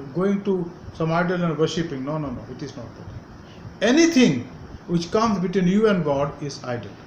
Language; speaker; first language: English; non-native, local second language; Hindi